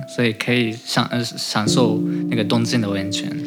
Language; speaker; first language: Chinese; non-native, fluent; Japanese